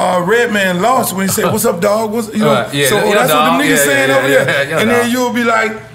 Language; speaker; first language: English; native; English